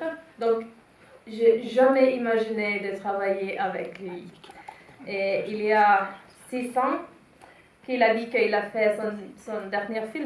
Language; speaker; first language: French; non-native, fluent; Finnish